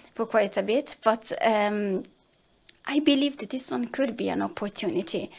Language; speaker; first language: English; non-native, fluent; Italian